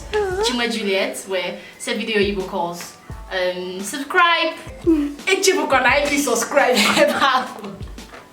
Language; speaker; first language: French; non-native, learner; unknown